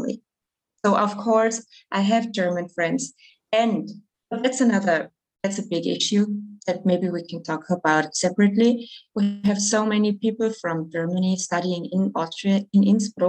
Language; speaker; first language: English; non-native, fluent; German